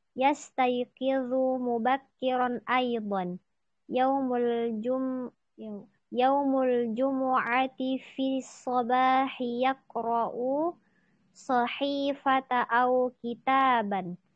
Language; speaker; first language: Arabic; non-native, learner; Indonesian